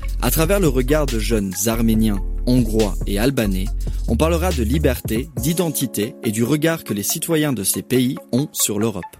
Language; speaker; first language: French; native; French